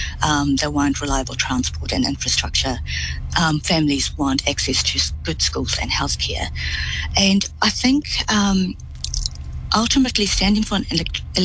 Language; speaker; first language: English; native; English